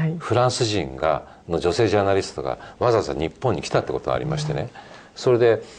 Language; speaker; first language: Japanese; native; Japanese